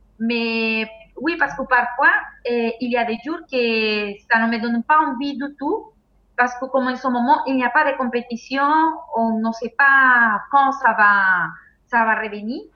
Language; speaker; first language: French; non-native, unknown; Spanish